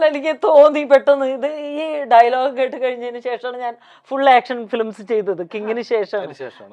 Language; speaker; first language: Malayalam; native; Malayalam